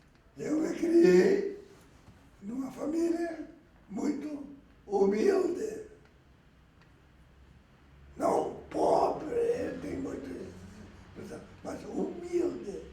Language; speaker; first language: Portuguese; early bilingual, other home language; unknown